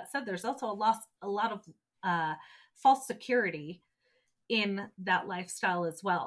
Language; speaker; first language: English; native; English